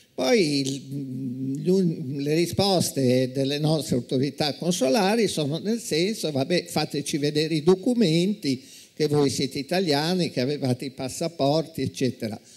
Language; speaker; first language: Italian; native; Italian